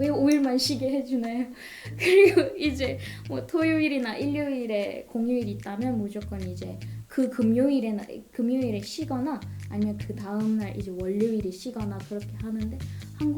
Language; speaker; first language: Korean; non-native, fluent; Malay